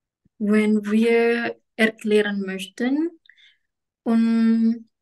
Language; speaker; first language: German; non-native, learner; Indonesian